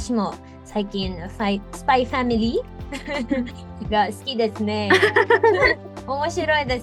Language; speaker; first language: Japanese; non-native, fluent; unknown